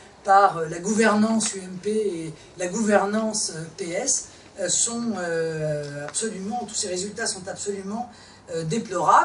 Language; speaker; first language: French; native; French